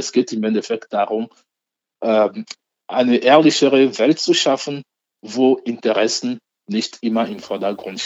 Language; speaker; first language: German; non-native, fluent; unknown